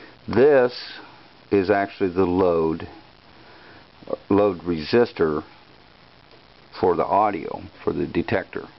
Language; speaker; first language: English; native; English